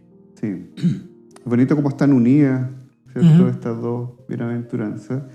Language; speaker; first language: Spanish; native; Spanish